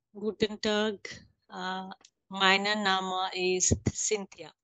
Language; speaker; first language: German; non-native, learner; Bangla